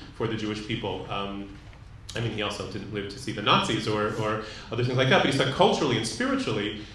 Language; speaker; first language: English; native; English